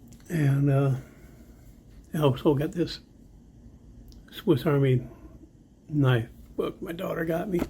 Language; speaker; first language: English; native; English